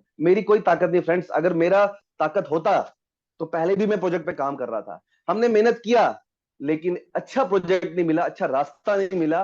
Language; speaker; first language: Hindi; native; Hindi